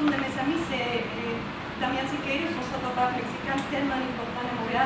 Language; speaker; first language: French; non-native, fluent; Spanish